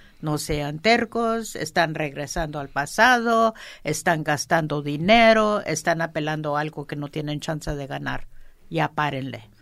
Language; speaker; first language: Spanish; early bilingual, heritage; Spanish